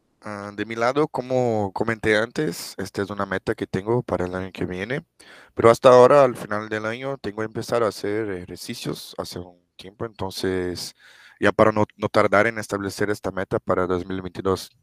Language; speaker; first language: Spanish; non-native, fluent; Portuguese